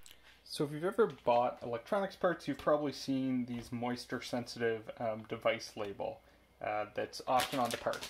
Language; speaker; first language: English; native; English